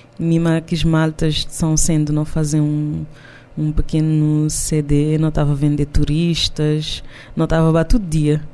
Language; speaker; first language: Portuguese; non-native, local second language; Kabuverdianu